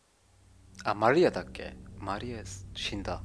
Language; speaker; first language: Japanese; non-native, learner; German